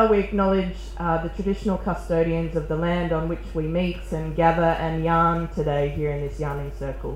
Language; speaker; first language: English; native; English